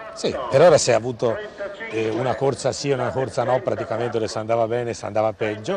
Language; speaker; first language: Italian; native; Italian